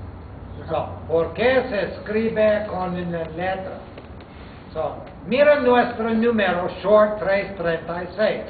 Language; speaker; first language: Spanish; non-native, fluent; English